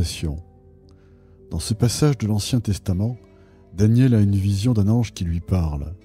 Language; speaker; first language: French; native; French